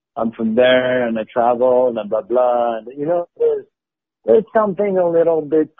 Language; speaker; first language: English; non-native, fluent; Arabic